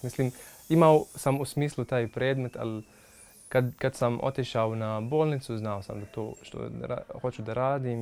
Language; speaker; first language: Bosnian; non-native, fluent; Arabic